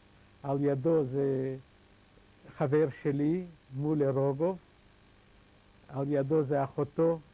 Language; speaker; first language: Hebrew; non-native, fluent; Yiddish